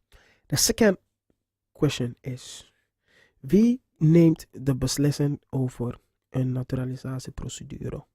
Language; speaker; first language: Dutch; non-native, fluent; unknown